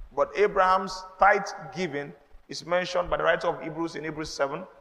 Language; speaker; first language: English; non-native, local second language; Yoruba